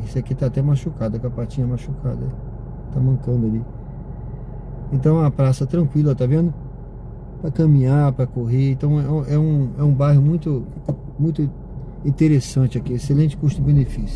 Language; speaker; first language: Portuguese; native; Portuguese